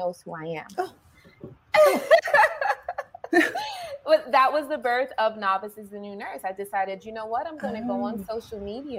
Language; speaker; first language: English; native; English